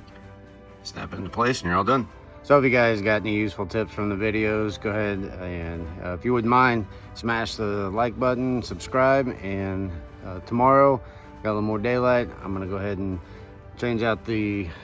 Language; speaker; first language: English; native; English